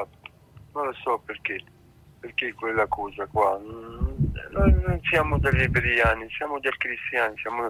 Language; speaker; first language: Italian; non-native, learner; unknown